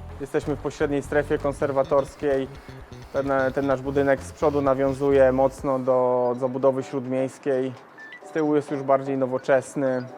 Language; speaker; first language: Polish; native; Polish